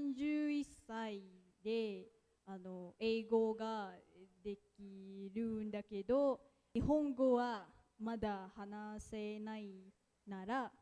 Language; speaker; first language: Japanese; non-native, fluent; Indonesian